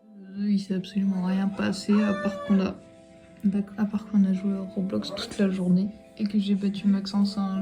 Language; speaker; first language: French; native; French